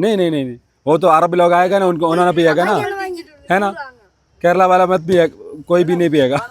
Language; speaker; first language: Hindi; non-native, learner; Malayalam